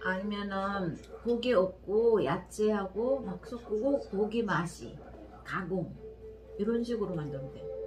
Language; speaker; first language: Korean; non-native, learner; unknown